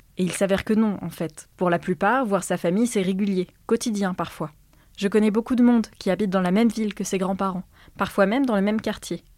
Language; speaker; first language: French; native; French